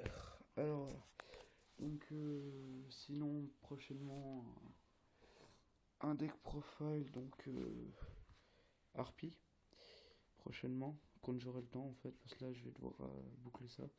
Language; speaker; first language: French; native; French